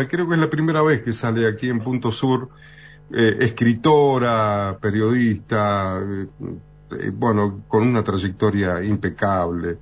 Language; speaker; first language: Spanish; native; Spanish